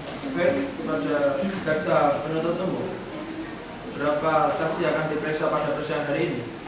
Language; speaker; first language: Indonesian; native; Indonesian